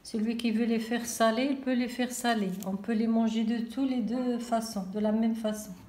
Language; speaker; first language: French; non-native, local second language; Arabic